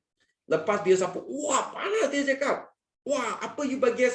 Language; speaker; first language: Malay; non-native, local second language; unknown